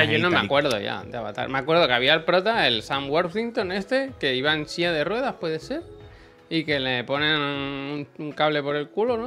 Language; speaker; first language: Spanish; native; Spanish